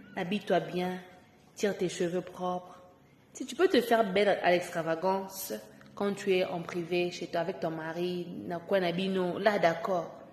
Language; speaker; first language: French; non-native, local second language; Lingala